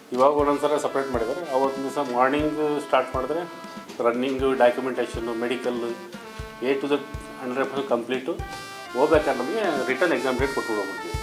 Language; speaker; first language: Kannada; native; Kannada